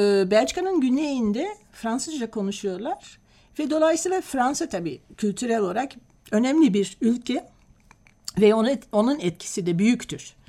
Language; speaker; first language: Turkish; non-native, fluent; Dutch